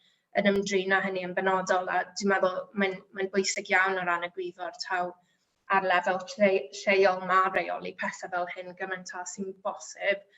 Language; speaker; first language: Welsh; native; Welsh